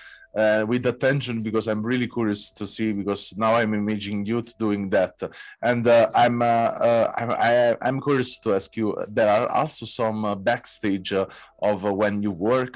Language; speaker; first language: English; non-native, learner; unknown